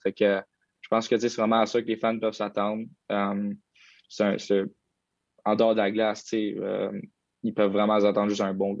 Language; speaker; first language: French; native; French